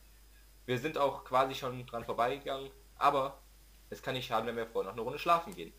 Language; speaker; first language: German; native; German